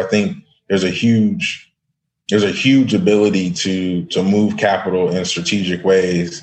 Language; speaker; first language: English; native; English